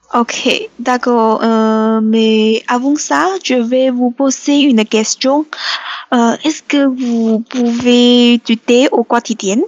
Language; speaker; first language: French; non-native, learner; Chinese